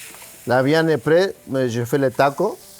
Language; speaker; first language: French; non-native, fluent; Spanish